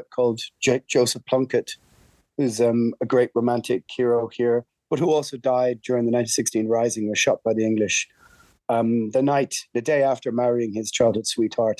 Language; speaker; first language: English; native; English